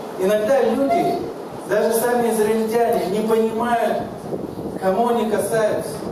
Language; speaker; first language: Russian; non-native, local second language; Kazakh